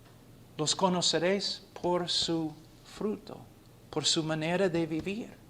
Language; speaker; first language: Spanish; non-native, fluent; English